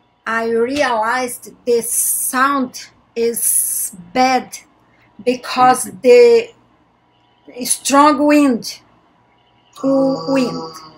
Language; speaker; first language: English; non-native, learner; Portuguese